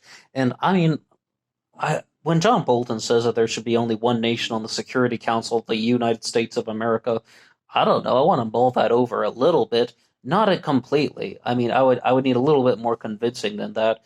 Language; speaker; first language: English; native; English